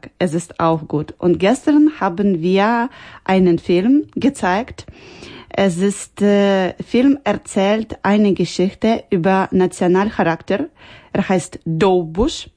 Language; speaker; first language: German; non-native, learner; Ukrainian